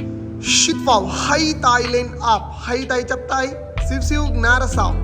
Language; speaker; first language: Vietnamese; non-native, learner; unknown